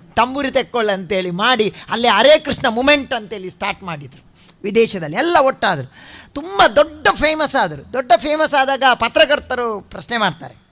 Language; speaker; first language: Kannada; non-native, local second language; Tulu